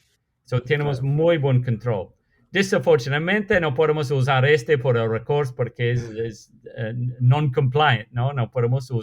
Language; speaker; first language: Spanish; non-native, fluent; English